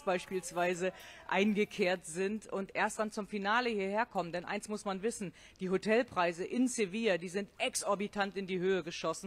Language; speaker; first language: German; native; German